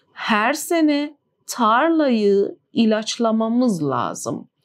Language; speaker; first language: Turkish; non-native, fluent; Persian